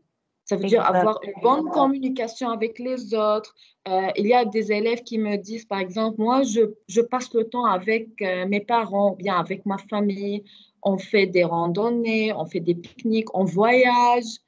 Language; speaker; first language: French; non-native, fluent; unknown